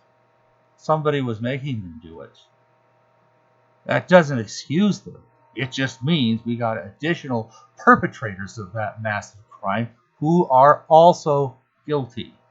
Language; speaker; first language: English; native; English